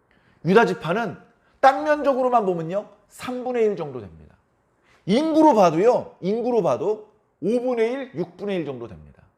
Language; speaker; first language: Korean; native; Korean